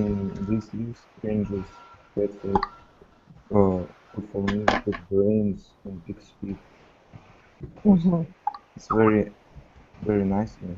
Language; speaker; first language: English; non-native, learner; Russian